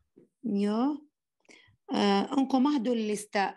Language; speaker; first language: Finnish; non-native, learner; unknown